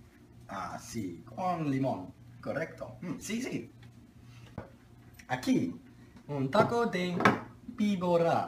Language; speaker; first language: Spanish; non-native, learner; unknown